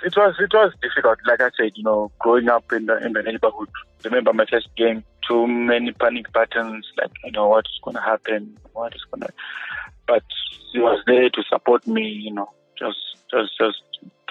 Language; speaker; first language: English; non-native, local second language; Shona